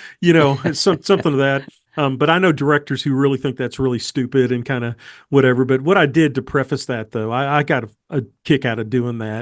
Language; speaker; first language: English; native; English